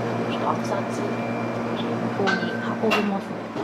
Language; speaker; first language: Japanese; native; Japanese